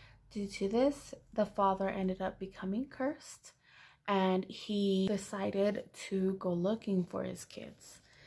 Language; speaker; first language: English; early bilingual, other home language; Spanish